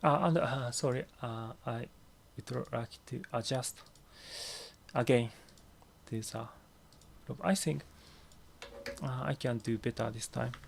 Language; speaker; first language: English; non-native, learner; Japanese